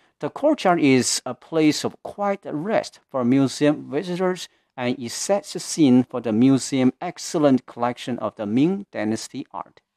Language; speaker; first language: English; non-native, fluent; Chinese